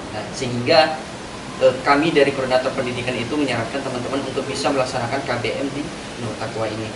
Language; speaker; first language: Indonesian; non-native, local second language; Sasak